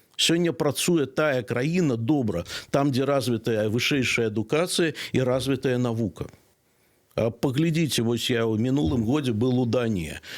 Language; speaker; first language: Belarusian; native; Belarusian